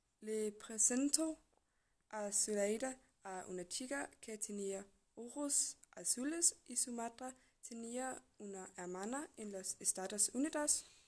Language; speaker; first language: Spanish; non-native, learner; English